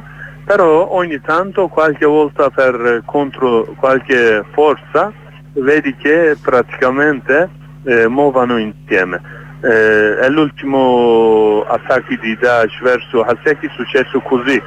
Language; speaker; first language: Italian; non-native, learner; Kurdish